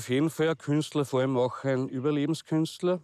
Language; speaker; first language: German; native; German